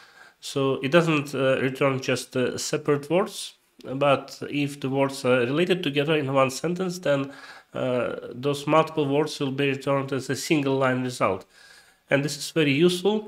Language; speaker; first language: English; non-native, fluent; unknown